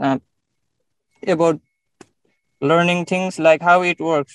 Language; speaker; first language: English; non-native, local second language; Nepali